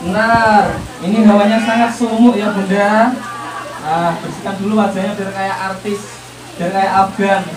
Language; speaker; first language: Indonesian; native; Indonesian